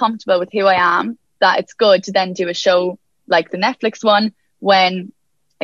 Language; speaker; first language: English; native; English